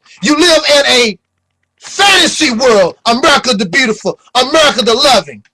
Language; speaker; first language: English; native; English